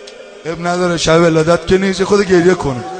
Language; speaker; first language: Persian; native; Persian